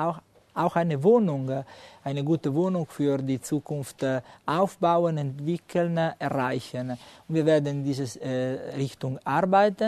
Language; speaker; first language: German; non-native, local second language; Italian